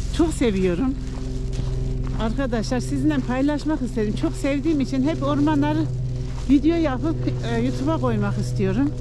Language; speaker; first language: Turkish; native; Turkish